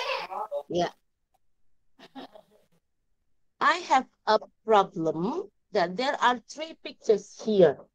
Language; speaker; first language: English; non-native, learner; Indonesian